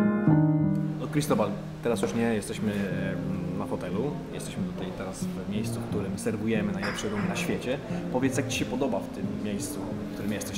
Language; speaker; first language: Polish; native; Polish